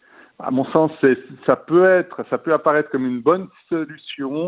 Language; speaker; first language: French; native; French